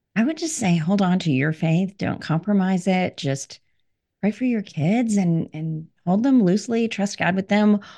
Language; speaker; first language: English; early bilingual, other home language; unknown